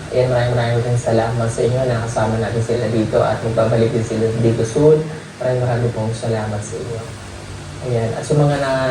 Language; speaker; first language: Filipino; native; Filipino